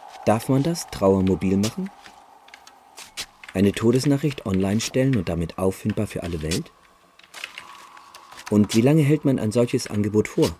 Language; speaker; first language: German; native; German